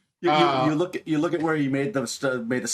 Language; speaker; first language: English; native; English